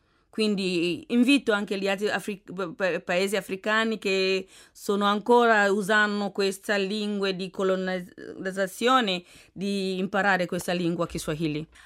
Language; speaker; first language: Italian; non-native, fluent; Swahili